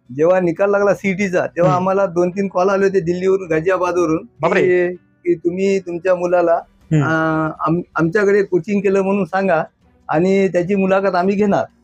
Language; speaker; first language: Marathi; native; Marathi